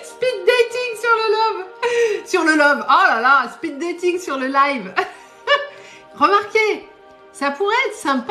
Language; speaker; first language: French; native; French